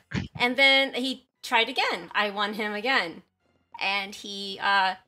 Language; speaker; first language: English; native; English